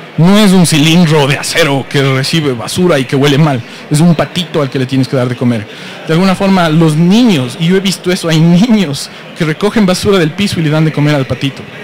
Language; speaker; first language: Spanish; native; Spanish